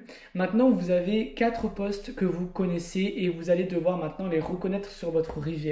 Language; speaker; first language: French; native; French